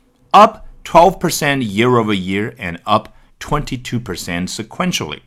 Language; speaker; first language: English; non-native, fluent; Chinese